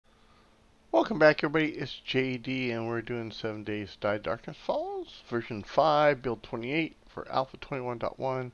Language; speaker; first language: English; native; English